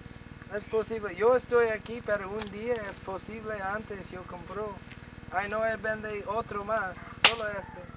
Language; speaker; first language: Spanish; non-native, learner; English